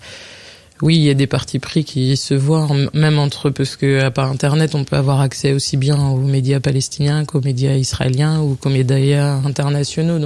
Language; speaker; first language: French; native; French